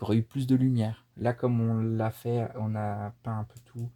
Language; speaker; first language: French; native; French